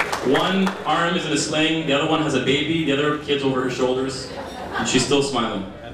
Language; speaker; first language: English; early bilingual, other home language; Greek